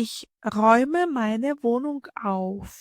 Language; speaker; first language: German; non-native, fluent; Ukrainian